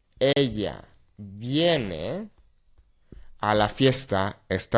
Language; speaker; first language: Spanish; non-native, fluent; English